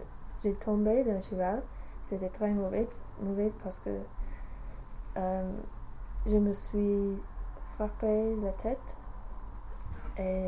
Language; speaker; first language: French; non-native, learner; English